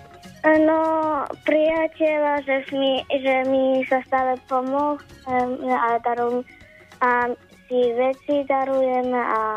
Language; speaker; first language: Slovak; early bilingual, heritage; Slovak